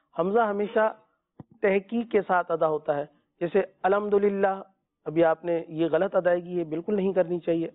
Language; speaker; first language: Urdu; native; Urdu